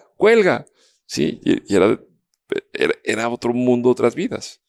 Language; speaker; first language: Spanish; native; Spanish